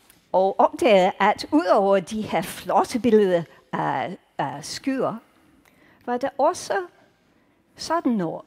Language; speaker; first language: Danish; native; Danish